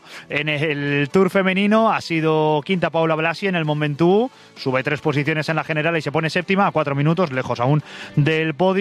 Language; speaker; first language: Spanish; native; Spanish